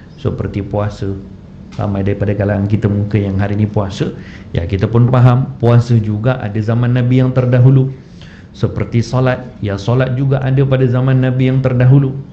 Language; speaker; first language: Malay; non-native, fluent; Malayalam